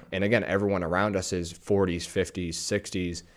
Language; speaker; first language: English; native; English